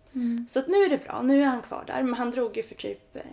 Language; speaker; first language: Swedish; early bilingual, other home language; Spanish